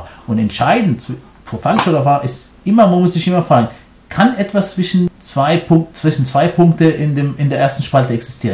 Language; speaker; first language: German; non-native, fluent; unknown